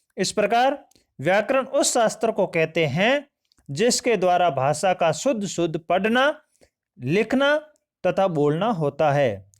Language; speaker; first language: Hindi; native; Hindi